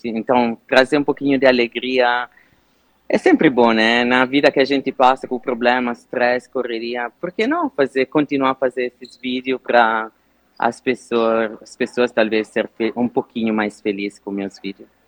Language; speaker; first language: Portuguese; non-native, fluent; Italian